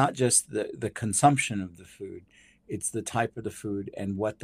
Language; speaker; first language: English; native; English